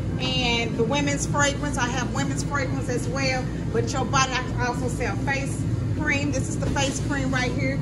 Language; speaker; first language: English; native; English